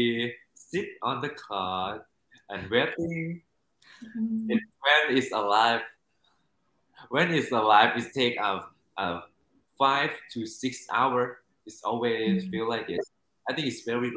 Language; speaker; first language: English; non-native, fluent; Thai